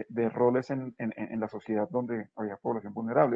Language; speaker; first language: Spanish; native; Spanish